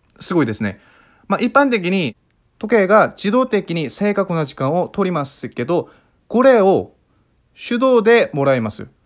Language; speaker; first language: Japanese; non-native, fluent; Korean